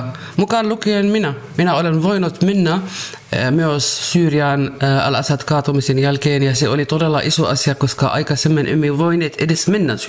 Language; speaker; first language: Finnish; non-native, learner; Arabic